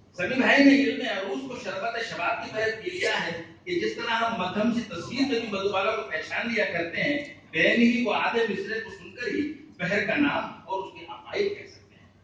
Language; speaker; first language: Urdu; native; Urdu